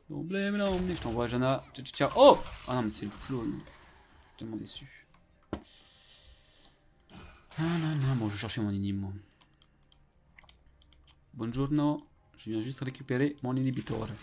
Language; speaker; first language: French; native; French